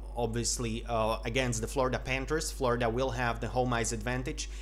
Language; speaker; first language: English; non-native, fluent; Slovak